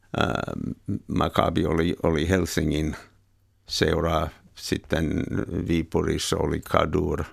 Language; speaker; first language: Finnish; non-native, fluent; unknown